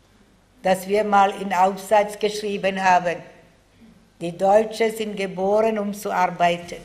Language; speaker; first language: German; non-native, fluent; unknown